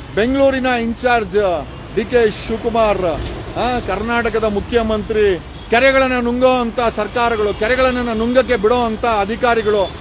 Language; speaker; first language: Kannada; native; Kannada